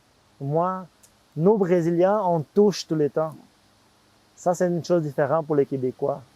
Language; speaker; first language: French; non-native, fluent; Portuguese